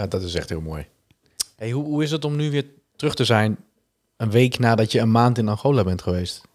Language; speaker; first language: Dutch; native; Dutch